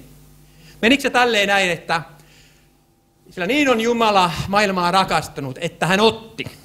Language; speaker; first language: Finnish; native; Finnish